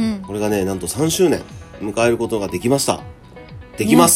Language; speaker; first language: Japanese; native; Japanese